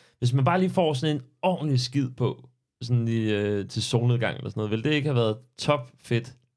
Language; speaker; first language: Danish; native; Danish